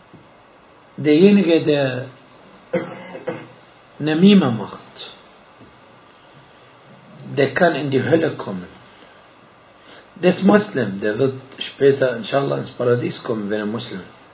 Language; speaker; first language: German; non-native, fluent; Arabic